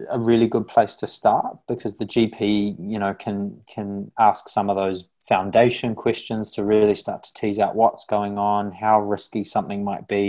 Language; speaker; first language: English; native; English